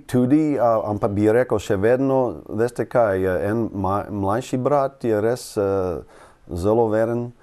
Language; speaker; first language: Slovenian; non-native, learner; English